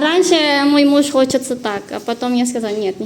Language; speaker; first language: Russian; non-native, learner; Filipino